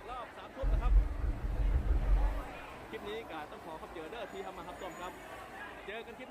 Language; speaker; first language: Thai; native; Thai